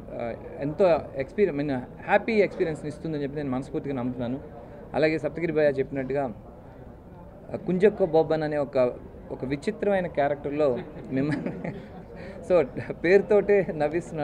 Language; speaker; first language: Telugu; native; Telugu